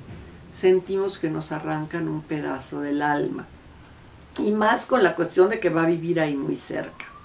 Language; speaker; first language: Spanish; native; Spanish